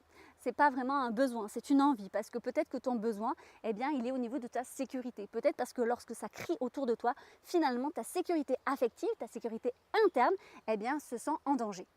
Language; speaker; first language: French; native; French